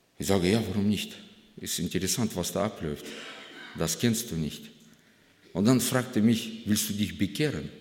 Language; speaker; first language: German; non-native, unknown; Russian